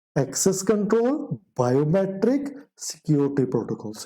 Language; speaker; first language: English; non-native, local second language; Punjabi